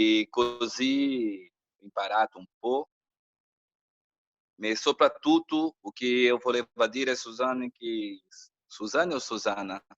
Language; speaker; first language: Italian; non-native, learner; Portuguese